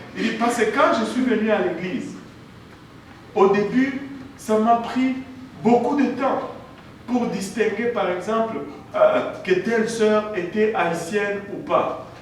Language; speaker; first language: French; non-native, local second language; Swahili